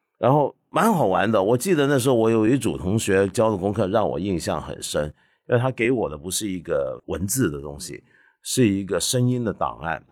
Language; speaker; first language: Chinese; non-native, local second language; Cantonese